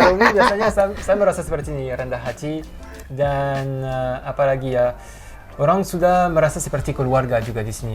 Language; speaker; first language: Indonesian; non-native, fluent; French